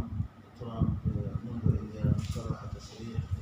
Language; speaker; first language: Arabic; native; Arabic